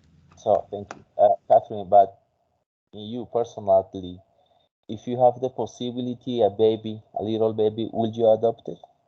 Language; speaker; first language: English; non-native, fluent; Spanish